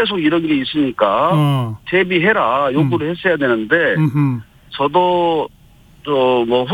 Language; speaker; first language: Korean; native; Korean